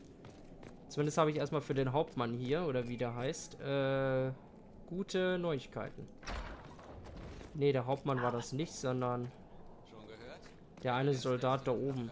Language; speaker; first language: German; native; German